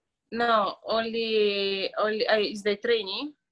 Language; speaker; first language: English; non-native, learner; Italian